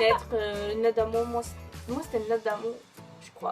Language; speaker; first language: French; native; French